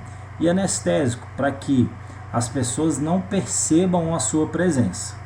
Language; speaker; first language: Portuguese; native; Portuguese